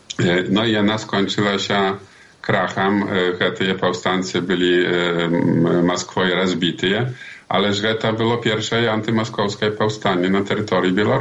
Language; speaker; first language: Polish; non-native, local second language; Belarusian